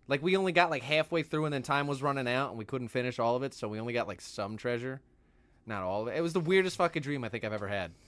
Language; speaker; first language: English; native; English